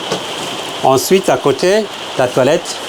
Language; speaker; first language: French; non-native, fluent; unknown